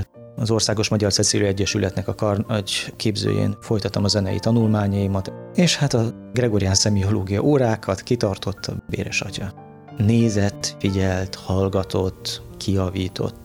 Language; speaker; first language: Hungarian; native; Hungarian